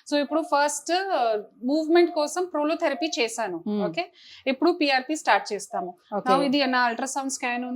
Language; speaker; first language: Telugu; non-native, local second language; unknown